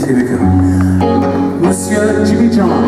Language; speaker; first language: English; non-native, learner; Italian